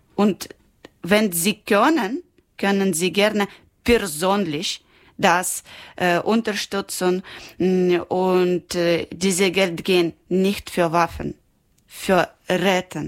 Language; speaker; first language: German; non-native, learner; Ukrainian